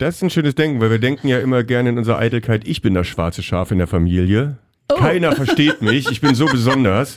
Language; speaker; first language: German; native; German